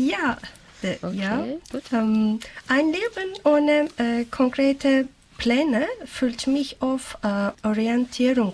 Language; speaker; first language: German; non-native, learner; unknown